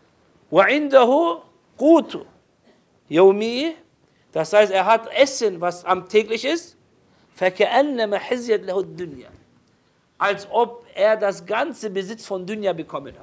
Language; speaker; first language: German; non-native, fluent; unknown